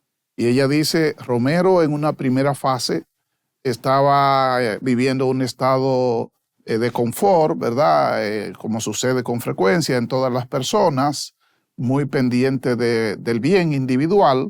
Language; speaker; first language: Spanish; native; Spanish